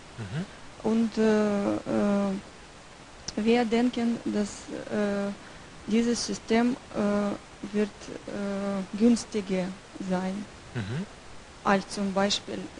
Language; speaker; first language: German; non-native, learner; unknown